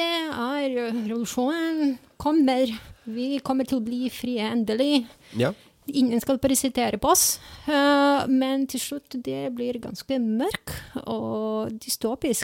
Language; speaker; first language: Norwegian; non-native, fluent; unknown